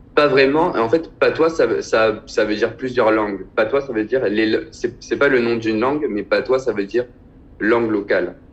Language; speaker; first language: French; native; French